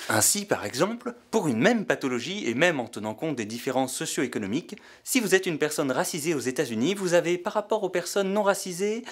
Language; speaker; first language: French; native; French